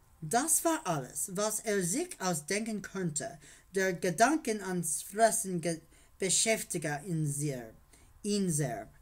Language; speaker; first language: German; non-native, learner; English